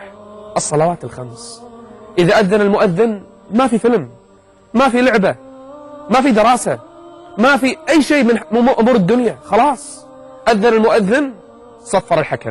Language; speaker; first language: Arabic; native; Arabic